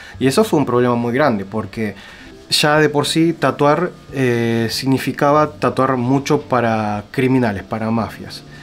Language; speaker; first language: Spanish; native; Spanish